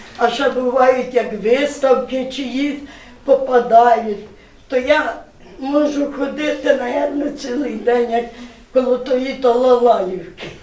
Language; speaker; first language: Ukrainian; native; Ukrainian